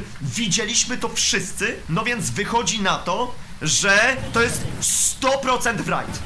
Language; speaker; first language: Polish; native; Polish